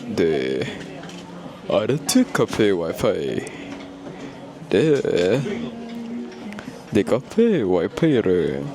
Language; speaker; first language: Korean; non-native, learner; Filipino